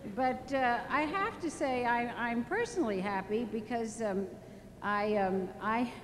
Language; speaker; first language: English; native; English